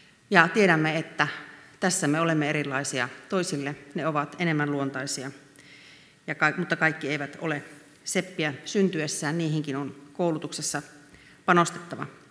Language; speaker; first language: Finnish; native; Finnish